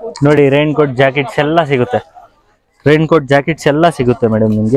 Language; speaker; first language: Kannada; non-native, local second language; Urdu